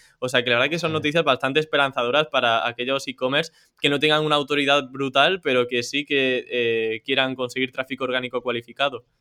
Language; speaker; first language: Spanish; native; Spanish